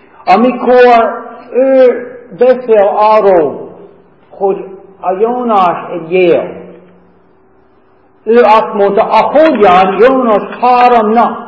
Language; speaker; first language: Hungarian; non-native, fluent; English